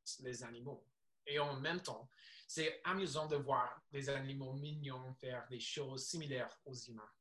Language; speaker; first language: French; non-native, learner; English